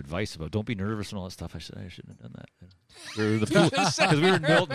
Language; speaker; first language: English; native; English